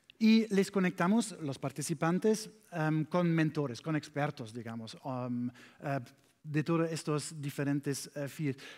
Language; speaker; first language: Spanish; non-native, learner; German